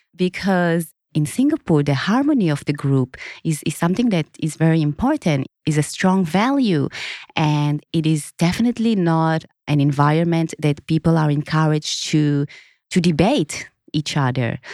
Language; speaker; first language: English; non-native, fluent; Hebrew